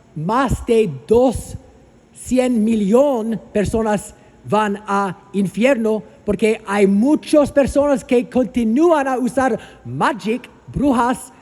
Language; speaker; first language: Spanish; non-native, learner; English